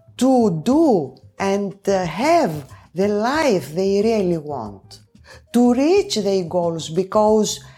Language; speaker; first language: English; non-native, fluent; Greek